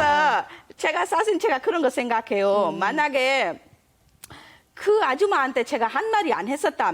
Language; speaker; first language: Korean; non-native, learner; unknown